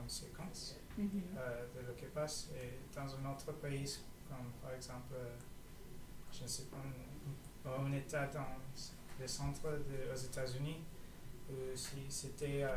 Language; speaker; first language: French; non-native, learner; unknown